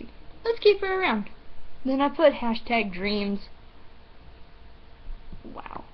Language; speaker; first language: English; native; English